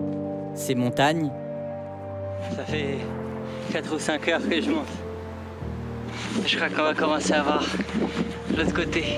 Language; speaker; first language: French; native; French